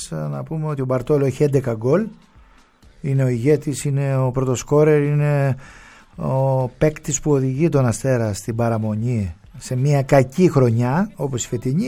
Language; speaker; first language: Greek; native; Greek